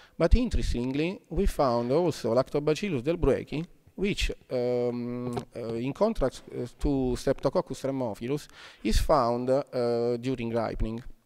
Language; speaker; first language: English; non-native, fluent; Italian